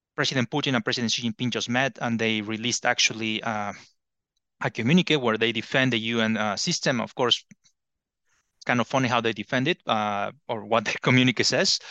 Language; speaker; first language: English; non-native, fluent; Spanish